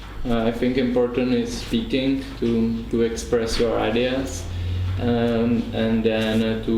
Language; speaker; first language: English; non-native, learner; Czech